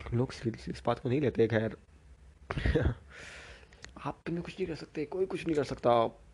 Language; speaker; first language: Hindi; native; Hindi